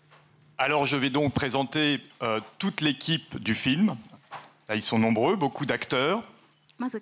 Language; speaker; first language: French; native; French